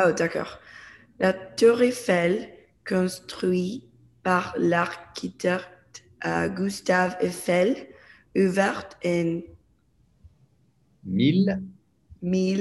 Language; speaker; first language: French; non-native, learner; English